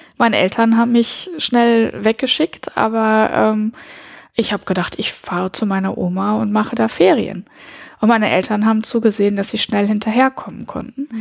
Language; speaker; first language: German; early bilingual, heritage; German